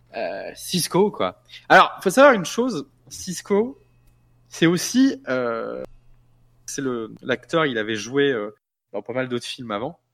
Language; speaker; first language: French; native; French